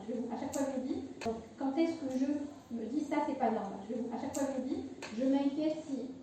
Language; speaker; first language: French; non-native, local second language; Arabic